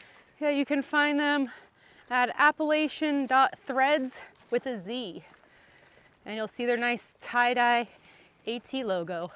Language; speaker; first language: English; native; English